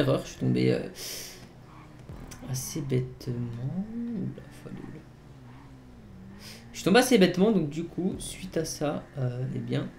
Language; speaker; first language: French; native; French